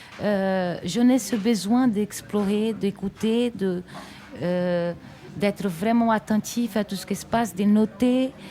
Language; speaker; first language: French; non-native, fluent; Portuguese